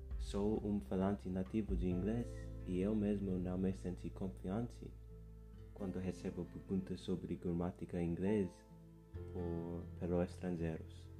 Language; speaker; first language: Portuguese; non-native, fluent; English